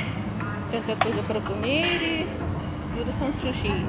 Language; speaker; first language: Portuguese; non-native, learner; Tetum